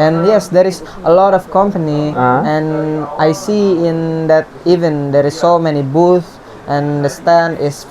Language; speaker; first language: English; non-native, learner; Indonesian